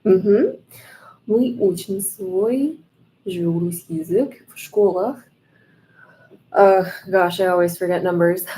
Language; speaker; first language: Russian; non-native, learner; English